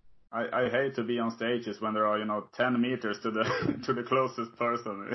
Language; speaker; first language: English; non-native, fluent; Swedish